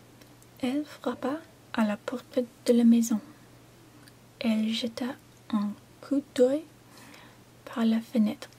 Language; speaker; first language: French; non-native, learner; English